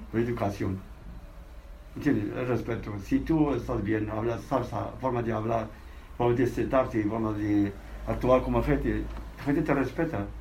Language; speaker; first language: Spanish; non-native, learner; Arabic